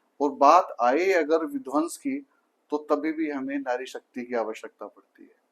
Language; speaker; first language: Hindi; native; Hindi